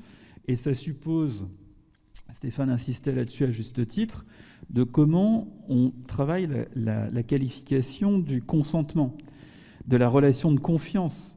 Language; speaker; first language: French; native; French